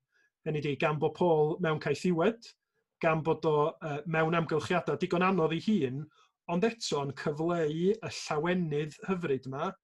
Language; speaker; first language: Welsh; native; Welsh